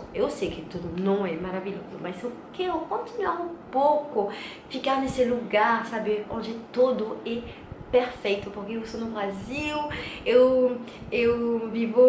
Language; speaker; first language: Portuguese; non-native, learner; French